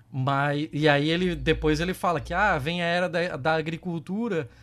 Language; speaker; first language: Portuguese; native; Portuguese